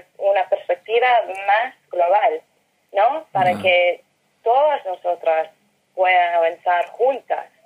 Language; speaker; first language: Spanish; non-native, fluent; English